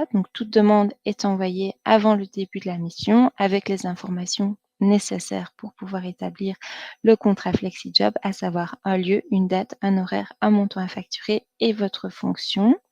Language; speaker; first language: French; native; French